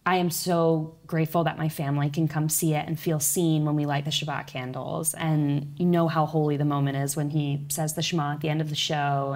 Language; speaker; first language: English; native; English